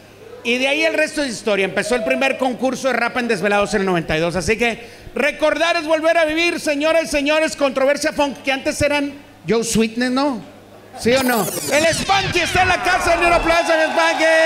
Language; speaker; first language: Spanish; native; Spanish